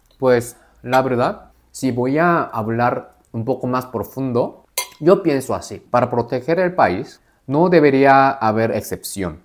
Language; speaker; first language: Spanish; non-native, fluent; Korean